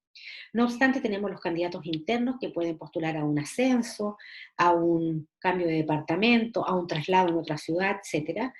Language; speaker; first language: Spanish; native; Spanish